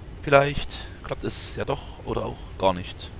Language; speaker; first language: German; native; German